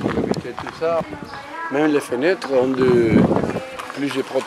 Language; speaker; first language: French; non-native, learner; Spanish